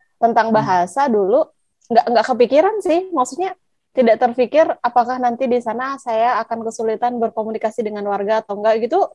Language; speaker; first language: Indonesian; non-native, local second language; Javanese